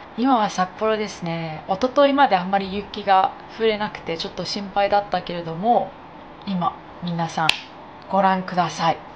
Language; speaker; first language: Japanese; non-native, fluent; English